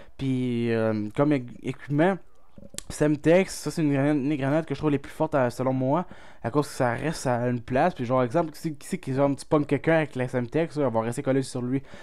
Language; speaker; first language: French; native; French